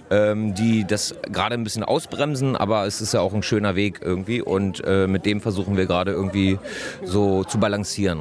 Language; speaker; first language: German; native; German